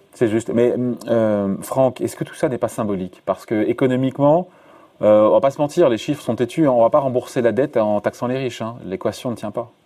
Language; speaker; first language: French; native; French